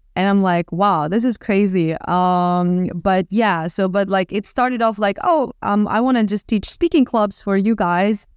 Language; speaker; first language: English; non-native, fluent; Russian